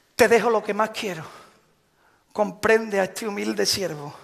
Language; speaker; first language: Spanish; native; Spanish